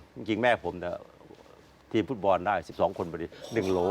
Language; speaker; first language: Thai; native; Thai